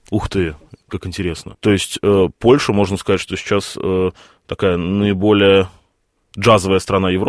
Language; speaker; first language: Russian; native; Russian